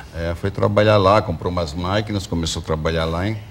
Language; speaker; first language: Portuguese; early bilingual, other home language; Greek